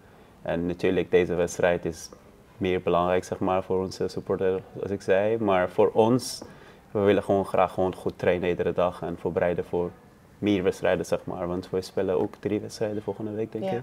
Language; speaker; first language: Dutch; non-native, learner; Persian